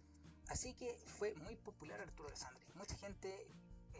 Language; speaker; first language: Spanish; native; Spanish